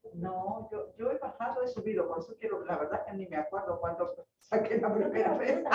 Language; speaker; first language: Spanish; native; Spanish